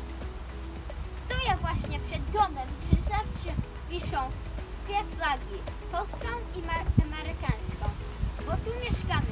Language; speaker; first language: Polish; early bilingual, heritage; Polish